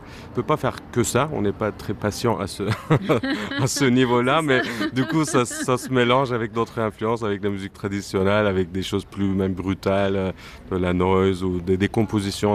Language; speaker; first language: French; non-native, fluent; Turkish